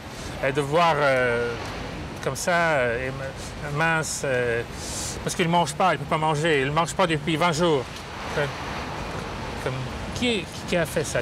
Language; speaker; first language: French; non-native, fluent; Russian